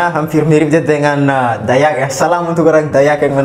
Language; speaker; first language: Indonesian; non-native, learner; Malagasy